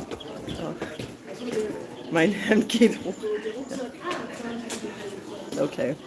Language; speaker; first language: German; non-native, learner; English